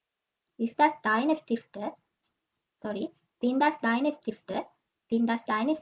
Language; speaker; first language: German; non-native, learner; Sinhala